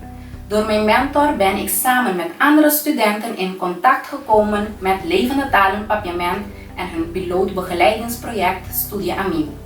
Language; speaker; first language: Dutch; non-native, local second language; Papiamento